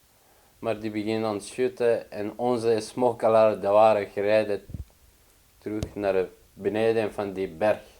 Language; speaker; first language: Dutch; non-native, learner; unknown